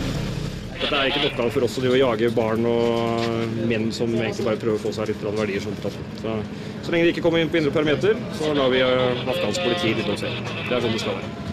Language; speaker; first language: Norwegian; native; Norwegian